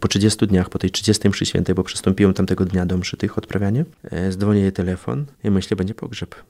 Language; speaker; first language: Polish; early bilingual, other home language; Belarusian